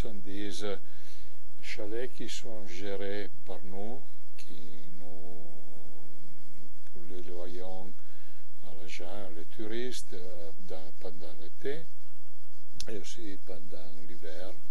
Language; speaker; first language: French; non-native, learner; Italian